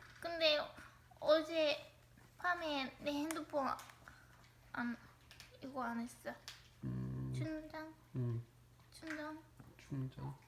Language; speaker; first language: Korean; non-native, learner; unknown